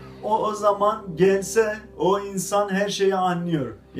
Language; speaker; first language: Turkish; non-native, learner; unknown